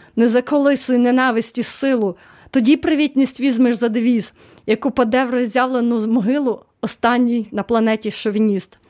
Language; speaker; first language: Ukrainian; native; Ukrainian